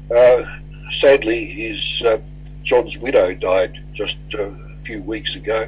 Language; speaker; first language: English; native; English